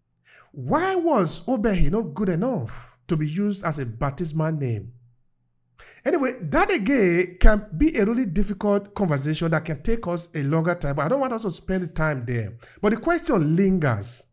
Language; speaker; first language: English; non-native, local second language; Esan